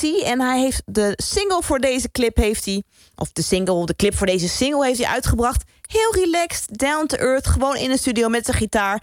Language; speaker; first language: Dutch; native; Dutch